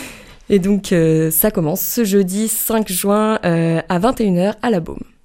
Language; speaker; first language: French; native; French